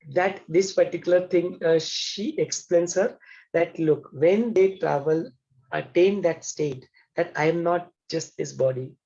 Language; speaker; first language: English; non-native, local second language; Hindi